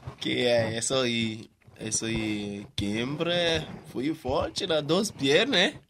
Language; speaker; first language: Portuguese; non-native, learner; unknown